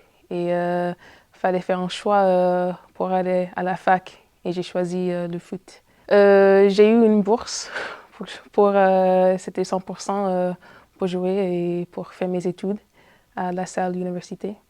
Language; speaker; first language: French; non-native, fluent; English